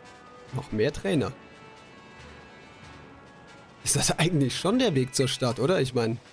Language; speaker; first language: German; native; German